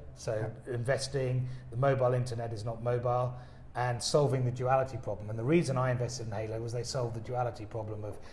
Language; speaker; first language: English; native; English